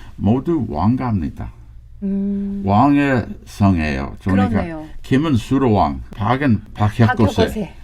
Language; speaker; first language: Korean; non-native, fluent; English